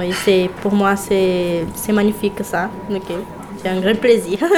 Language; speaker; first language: French; non-native, learner; Portuguese